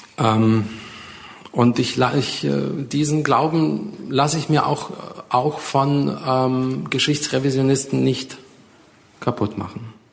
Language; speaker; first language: German; early bilingual, other home language; Russian